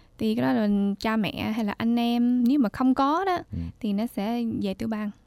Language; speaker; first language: Vietnamese; early bilingual, heritage; Vietnamese